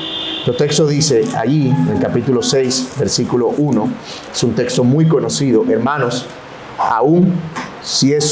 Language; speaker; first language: Spanish; native; Spanish